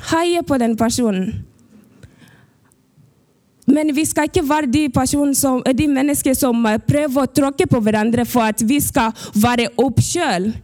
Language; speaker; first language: Norwegian; early bilingual, other home language; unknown